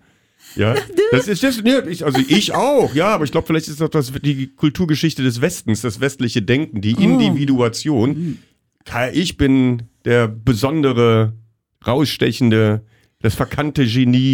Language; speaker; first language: German; native; German